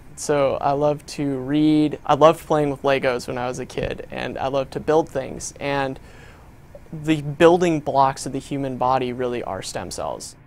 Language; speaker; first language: English; native; English